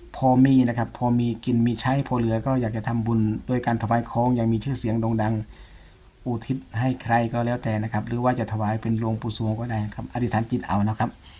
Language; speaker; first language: Thai; native; Thai